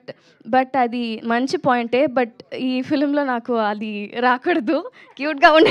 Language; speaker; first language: Telugu; non-native, learner; Tamil